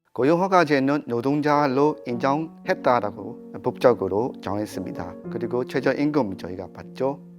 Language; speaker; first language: Korean; non-native, fluent; Burmese